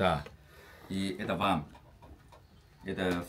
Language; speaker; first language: Russian; non-native, learner; Chinese